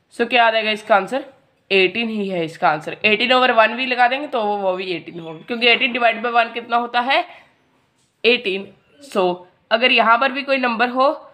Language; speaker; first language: Hindi; non-native, local second language; Punjabi